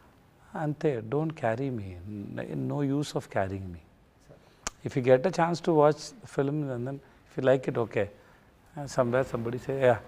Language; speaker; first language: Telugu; non-native, learner; Tamil